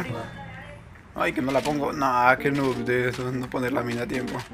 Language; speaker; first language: Spanish; native; Spanish